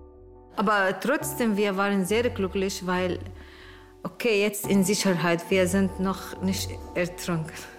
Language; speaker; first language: German; non-native, learner; Arabic